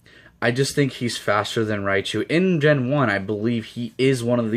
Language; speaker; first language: English; native; English